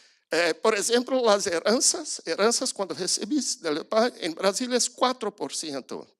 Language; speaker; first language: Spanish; non-native, learner; Portuguese